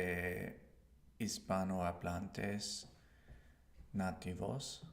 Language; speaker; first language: Spanish; non-native, learner; English